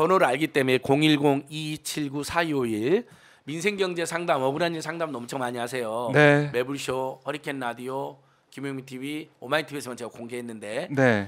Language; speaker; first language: Korean; native; Korean